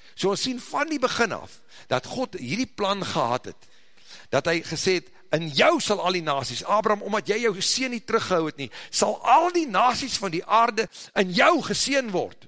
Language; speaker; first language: Afrikaans; native; Afrikaans